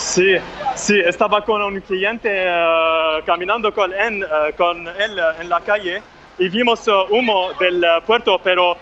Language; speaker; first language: Spanish; non-native, fluent; Arabic